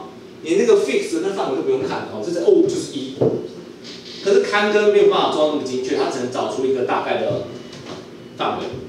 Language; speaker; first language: Chinese; native; Chinese